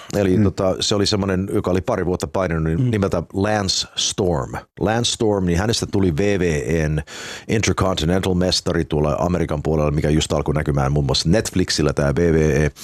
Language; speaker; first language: Finnish; early bilingual, heritage; Finnish